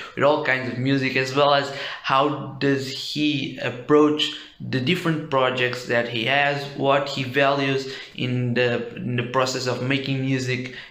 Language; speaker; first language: English; non-native, fluent; Portuguese